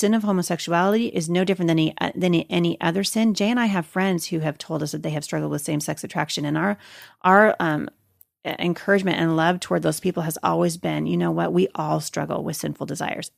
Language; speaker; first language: English; native; English